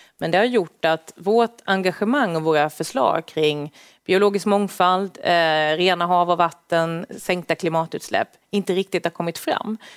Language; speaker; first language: Swedish; native; Swedish